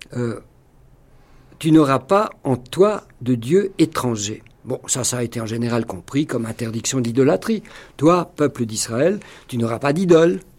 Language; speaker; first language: French; native; French